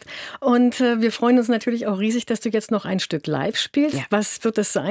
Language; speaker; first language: German; native; German